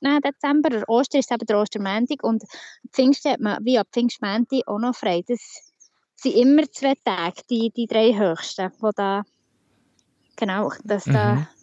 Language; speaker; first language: German; native; German